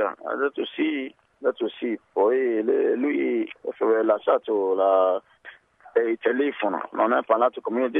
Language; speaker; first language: Italian; non-native, learner; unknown